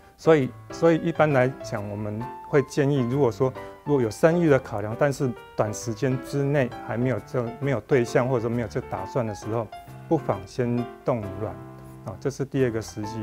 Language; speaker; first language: Chinese; native; Chinese